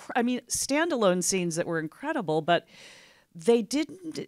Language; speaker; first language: English; native; English